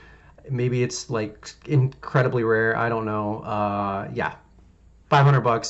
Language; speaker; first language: English; native; English